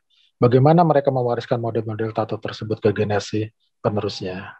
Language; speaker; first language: Indonesian; native; Indonesian